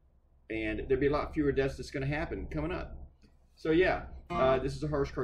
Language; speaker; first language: English; native; English